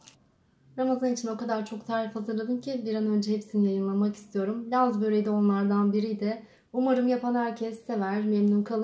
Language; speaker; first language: Turkish; native; Turkish